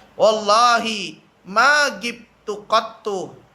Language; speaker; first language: Arabic; non-native, fluent; Indonesian